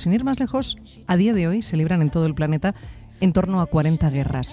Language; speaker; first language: Spanish; native; Spanish